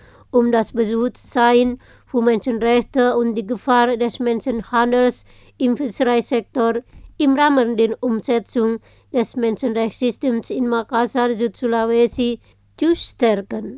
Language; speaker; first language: German; non-native, fluent; Indonesian